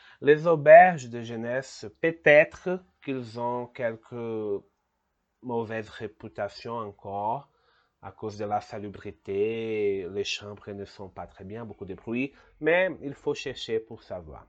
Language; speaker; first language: French; non-native, fluent; Portuguese